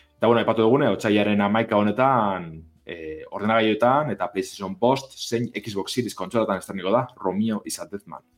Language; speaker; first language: Basque; native; Basque